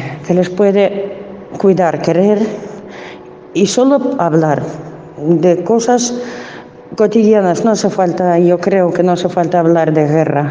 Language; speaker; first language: Spanish; non-native, fluent; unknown